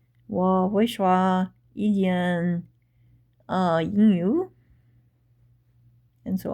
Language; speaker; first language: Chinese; non-native, learner; English